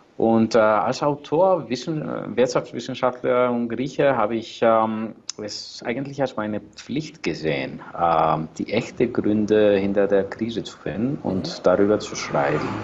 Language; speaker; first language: German; non-native, fluent; Greek